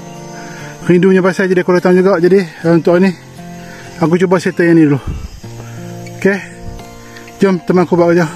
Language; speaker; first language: Malay; native; Malay